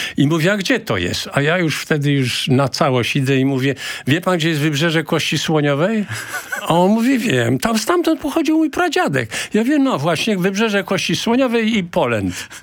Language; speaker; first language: Polish; native; Polish